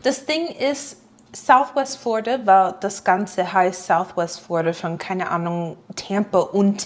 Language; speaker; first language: German; non-native, fluent; English